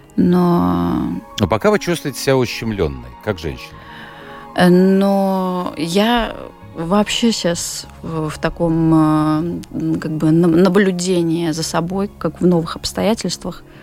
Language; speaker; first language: Russian; native; Russian